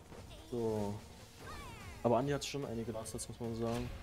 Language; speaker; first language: German; native; German